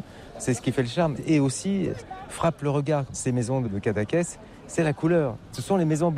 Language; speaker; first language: French; native; French